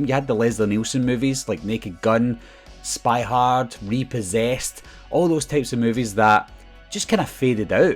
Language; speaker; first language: English; native; English